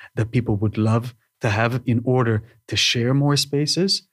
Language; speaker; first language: English; non-native, fluent; Hebrew